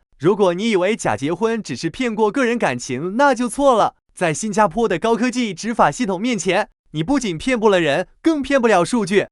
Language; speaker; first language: Chinese; native; Chinese